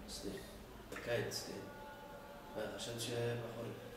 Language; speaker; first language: Hebrew; non-native, learner; English